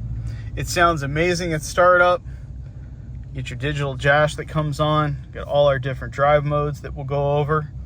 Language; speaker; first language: English; native; English